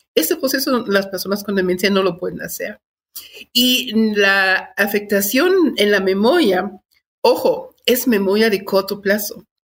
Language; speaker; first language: Spanish; non-native, fluent; German